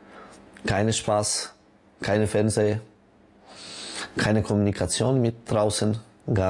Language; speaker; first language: German; non-native, local second language; French